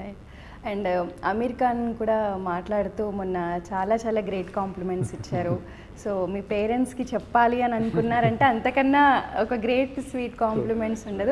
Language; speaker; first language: Telugu; native; Telugu